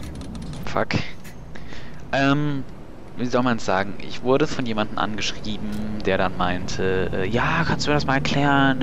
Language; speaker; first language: German; native; German